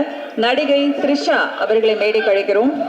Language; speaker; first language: Tamil; native; Tamil